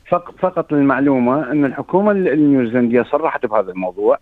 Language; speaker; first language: Arabic; native; Arabic